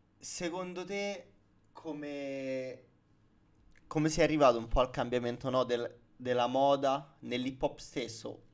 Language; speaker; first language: Italian; native; Italian